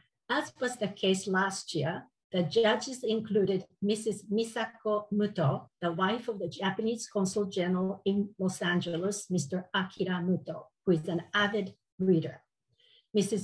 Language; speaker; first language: English; non-native, fluent; Japanese